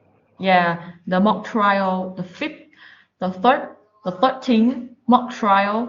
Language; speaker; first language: English; non-native, learner; Vietnamese